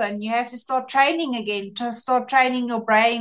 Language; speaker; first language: English; non-native, local second language; Afrikaans